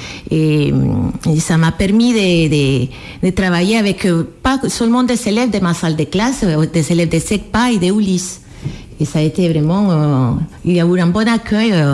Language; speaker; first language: French; non-native, fluent; Spanish